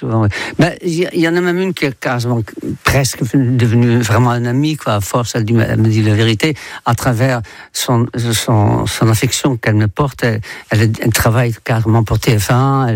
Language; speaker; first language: French; non-native, fluent; Dutch